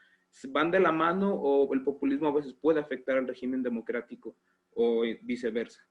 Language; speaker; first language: Spanish; native; Spanish